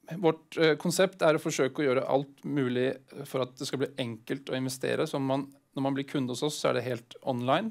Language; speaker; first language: Swedish; non-native, fluent; Norwegian